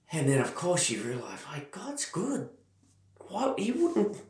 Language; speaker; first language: English; native; English